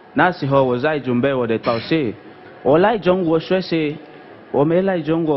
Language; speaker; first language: Chinese; non-native, learner; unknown